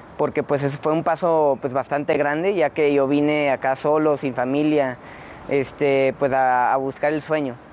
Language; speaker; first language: Spanish; early bilingual, heritage; Spanish